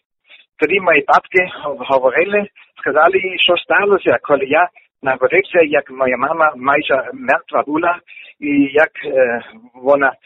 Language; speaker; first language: Ukrainian; non-native, learner; German